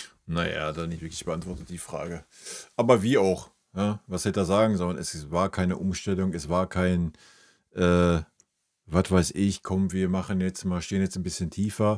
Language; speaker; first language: German; native; German